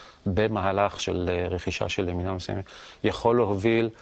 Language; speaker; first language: Hebrew; native; Hebrew